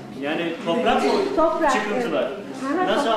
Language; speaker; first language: Turkish; native; Turkish